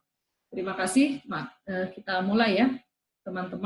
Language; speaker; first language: Indonesian; native; Indonesian